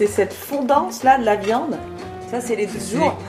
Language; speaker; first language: French; native; French